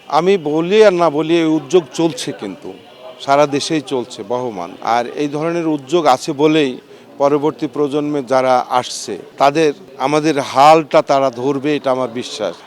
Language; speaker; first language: Bangla; native; Bangla